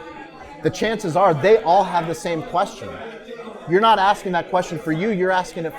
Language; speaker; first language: English; native; English